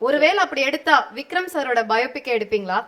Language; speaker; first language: Tamil; native; Tamil